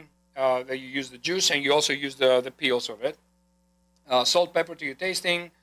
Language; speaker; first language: English; non-native, fluent; Greek